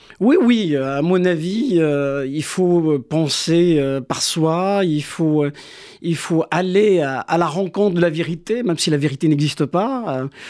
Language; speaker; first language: French; non-native, local second language; Kabyle